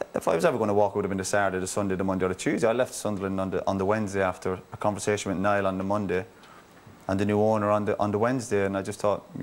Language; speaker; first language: English; native; English